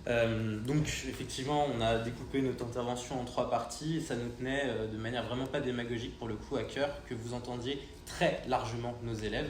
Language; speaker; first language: French; native; French